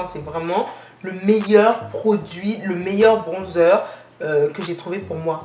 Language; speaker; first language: French; native; French